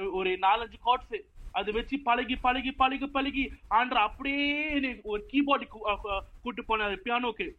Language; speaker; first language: Tamil; native; Tamil